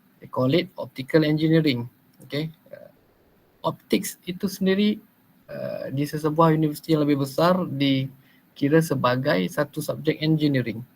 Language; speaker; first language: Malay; native; Malay